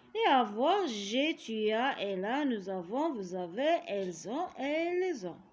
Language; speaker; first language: French; non-native, local second language; Arabic